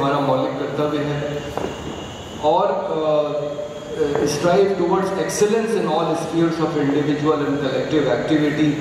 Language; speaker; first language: Hindi; native; Hindi